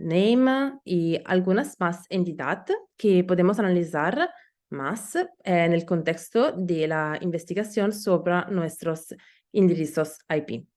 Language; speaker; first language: Spanish; non-native, learner; Italian